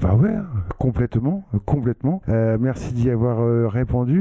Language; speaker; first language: French; native; French